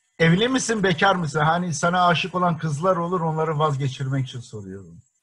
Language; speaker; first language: Turkish; native; Turkish